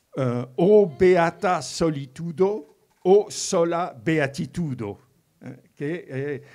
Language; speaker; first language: Italian; non-native, fluent; French